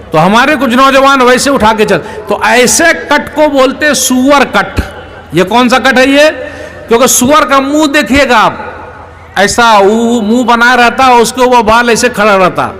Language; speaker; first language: Hindi; native; Hindi